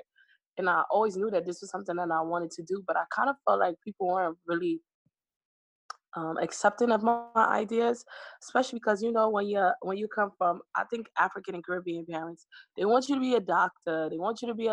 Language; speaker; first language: English; native; English